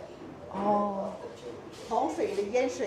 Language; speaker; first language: Chinese; early bilingual, heritage; Chinese